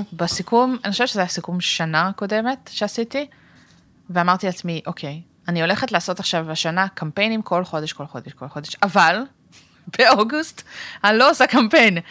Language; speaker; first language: Hebrew; native; Hebrew